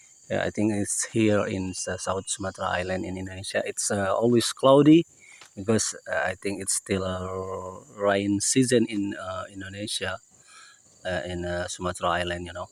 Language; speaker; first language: English; non-native, learner; Indonesian